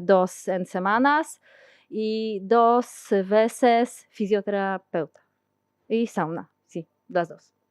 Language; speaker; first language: Spanish; non-native, learner; Polish